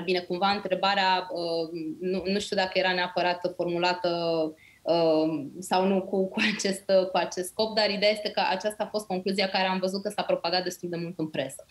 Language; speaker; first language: Romanian; native; Romanian